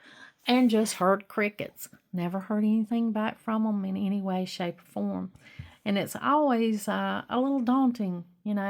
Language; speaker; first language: English; native; English